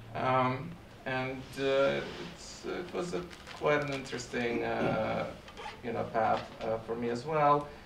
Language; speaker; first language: English; non-native, fluent; Russian